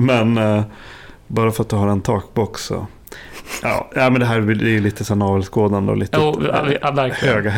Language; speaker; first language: Swedish; native; Swedish